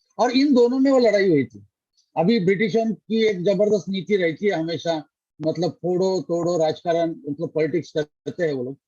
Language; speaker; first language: Hindi; non-native, local second language; Marathi